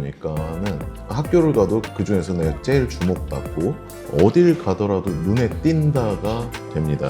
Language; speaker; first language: Korean; native; Korean